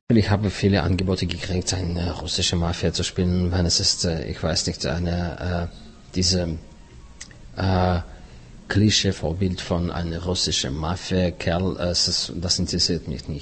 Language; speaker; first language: German; non-native, fluent; Russian